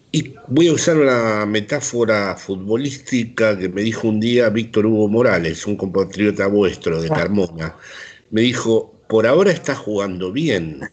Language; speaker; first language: Spanish; native; Spanish